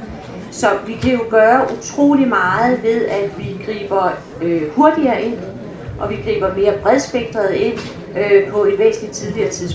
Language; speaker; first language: Danish; native; Danish